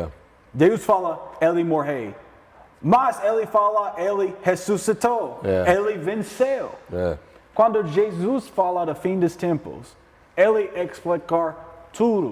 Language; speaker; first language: Portuguese; non-native, learner; English